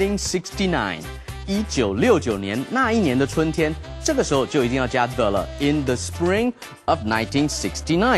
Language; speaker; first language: Chinese; native; Chinese